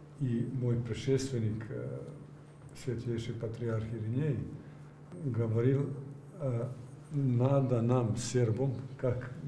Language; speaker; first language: Russian; non-native, learner; Serbian